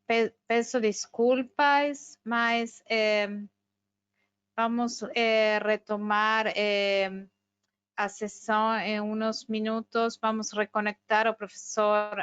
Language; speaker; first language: Portuguese; non-native, fluent; Spanish